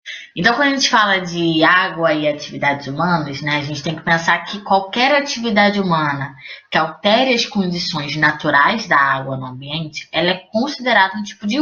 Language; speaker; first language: Portuguese; native; Portuguese